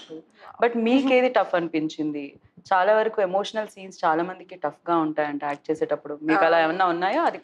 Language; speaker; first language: Telugu; native; Telugu